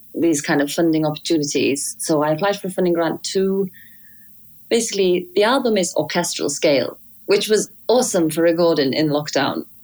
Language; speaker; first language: English; native; English